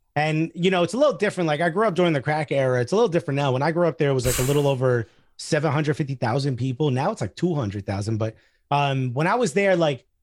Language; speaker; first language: English; native; English